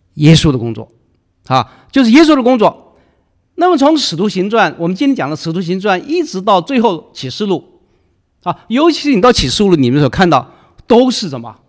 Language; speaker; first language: Chinese; non-native, local second language; Cantonese